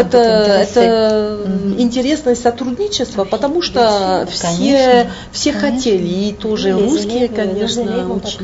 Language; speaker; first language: Russian; non-native, fluent; French